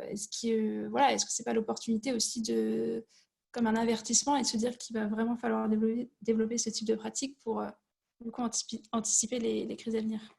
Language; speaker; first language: French; native; French